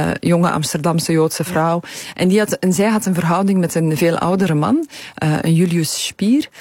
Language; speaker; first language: Dutch; early bilingual, other home language; Polish